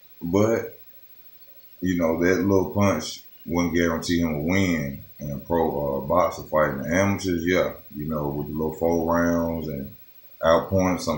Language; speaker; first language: English; native; English